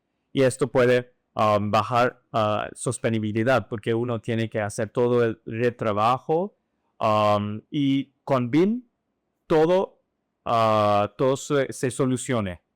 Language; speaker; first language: Spanish; non-native, fluent; English